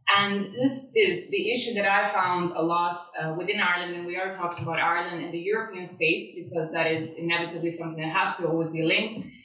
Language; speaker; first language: English; non-native, fluent; Serbian